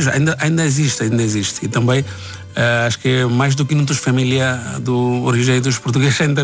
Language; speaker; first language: Portuguese; non-native, learner; Bangla